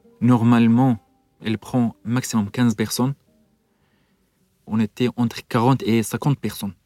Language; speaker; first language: French; non-native, learner; Arabic